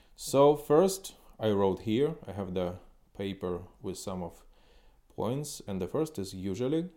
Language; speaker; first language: English; non-native, fluent; Ukrainian